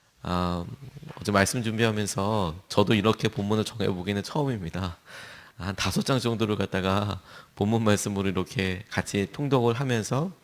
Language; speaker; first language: Korean; native; Korean